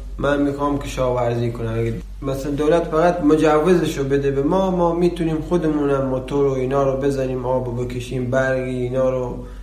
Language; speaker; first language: Persian; non-native, local second language; Baluchi